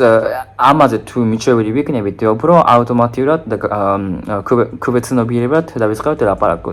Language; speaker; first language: Georgian; non-native, fluent; Japanese